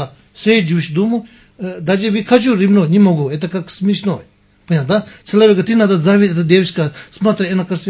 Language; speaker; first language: Russian; non-native, learner; Tibetan